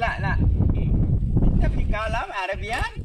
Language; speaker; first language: Arabic; non-native, learner; Bangla